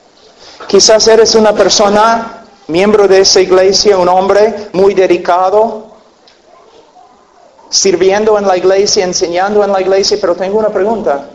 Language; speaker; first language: Spanish; non-native, fluent; English